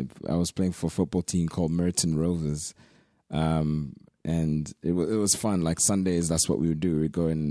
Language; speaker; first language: English; native; English